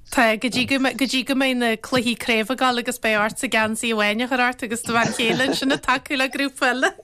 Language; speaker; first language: Irish; native; Irish